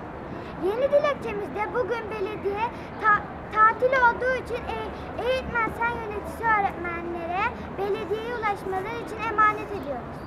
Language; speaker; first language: Turkish; native; Turkish